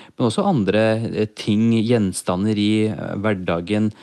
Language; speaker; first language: Norwegian; early bilingual, other home language; Urdu